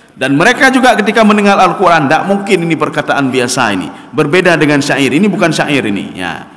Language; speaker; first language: Malay; non-native, local second language; Achinese